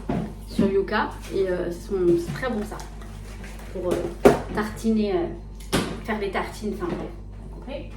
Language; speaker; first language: French; native; French